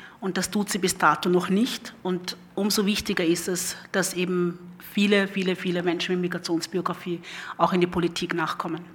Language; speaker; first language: German; early bilingual, other home language; Lingala